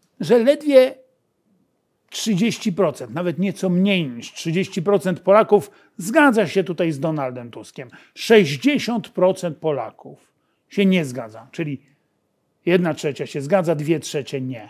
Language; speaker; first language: Polish; native; Polish